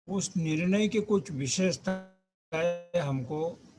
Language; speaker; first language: Hindi; non-native, local second language; Marathi